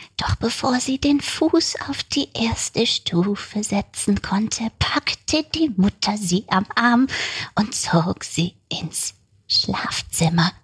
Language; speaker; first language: German; early bilingual, other home language; Turkish